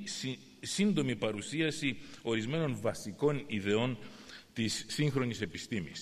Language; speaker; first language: Greek; native; Greek